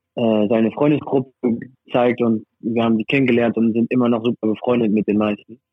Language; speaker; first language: German; non-native, fluent; French